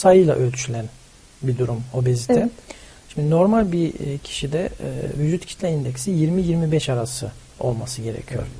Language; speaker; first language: Turkish; early bilingual, heritage; Turkish